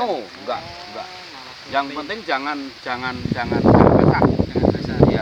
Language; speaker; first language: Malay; non-native, local second language; Javanese